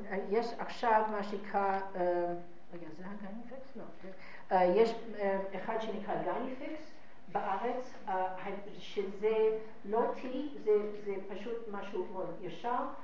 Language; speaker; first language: Hebrew; non-native, fluent; English